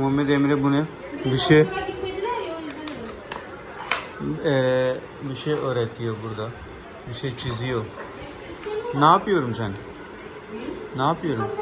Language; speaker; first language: Turkish; non-native, learner; Urdu